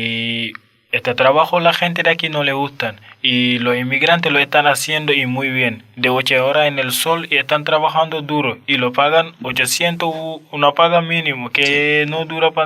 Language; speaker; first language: Spanish; non-native, learner; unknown